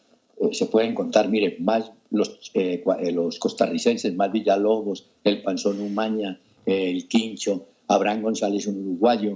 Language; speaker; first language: Spanish; native; Spanish